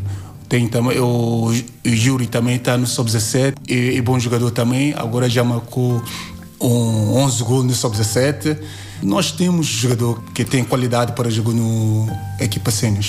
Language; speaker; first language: Portuguese; non-native, learner; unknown